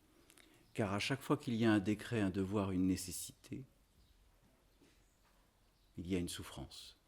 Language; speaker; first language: French; native; French